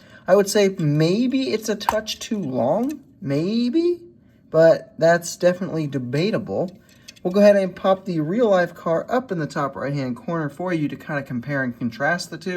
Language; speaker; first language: English; native; English